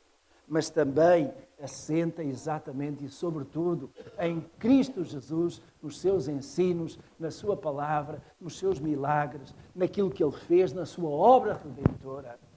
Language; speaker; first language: Portuguese; native; Portuguese